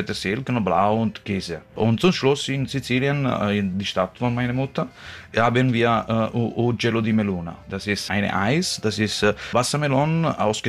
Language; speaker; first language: German; non-native, learner; Italian